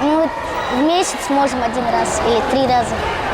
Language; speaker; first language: Russian; non-native, local second language; Ingush